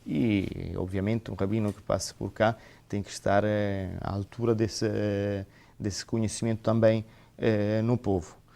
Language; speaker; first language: Portuguese; non-native, fluent; Italian